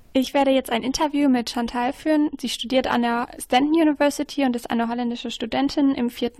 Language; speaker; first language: German; native; German